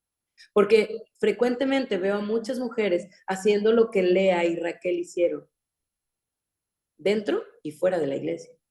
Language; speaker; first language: Spanish; native; Spanish